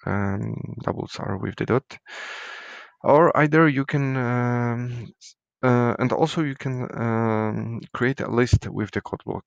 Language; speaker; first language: English; non-native, fluent; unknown